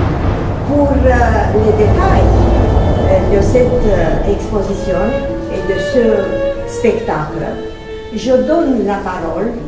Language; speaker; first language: French; non-native, fluent; Romanian